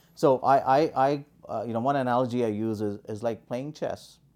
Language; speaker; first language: English; non-native, local second language; Hindi